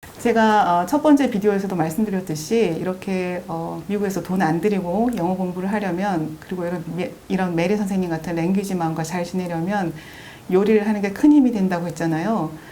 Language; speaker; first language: Korean; native; Korean